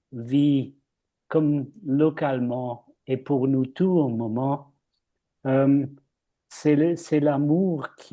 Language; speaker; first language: French; non-native, fluent; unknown